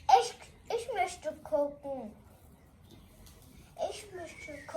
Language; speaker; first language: German; early bilingual, other home language; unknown